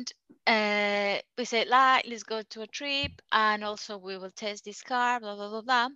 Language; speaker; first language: English; non-native, learner; Spanish